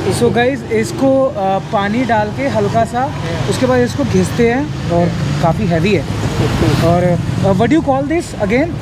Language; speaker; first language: Hindi; native; Hindi